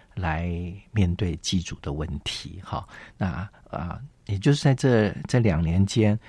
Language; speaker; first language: Chinese; native; Chinese